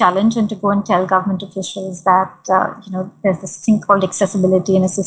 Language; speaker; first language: English; non-native, local second language; Hindi